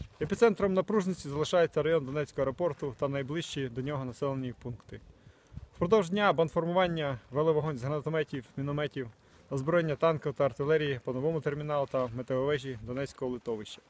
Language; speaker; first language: Ukrainian; native; Ukrainian